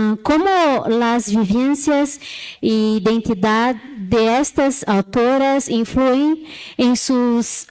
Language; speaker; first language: Spanish; non-native, learner; Portuguese